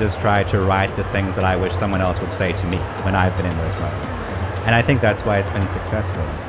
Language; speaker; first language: English; native; English